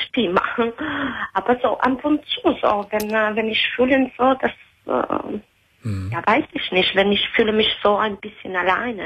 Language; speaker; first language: German; non-native, learner; Italian